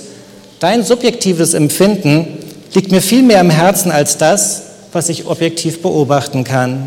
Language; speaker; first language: German; native; German